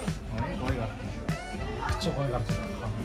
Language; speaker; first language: Mongolian; non-native, learner; Korean